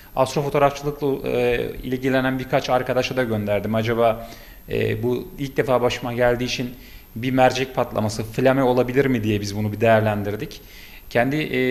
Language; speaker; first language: Turkish; native; Turkish